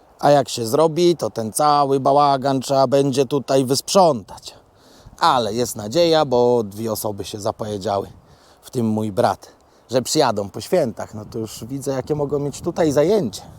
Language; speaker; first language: Polish; native; Polish